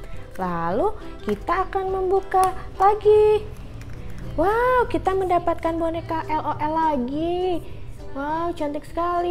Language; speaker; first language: Indonesian; native; Indonesian